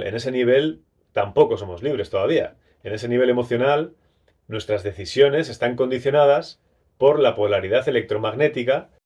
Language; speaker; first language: Spanish; native; Spanish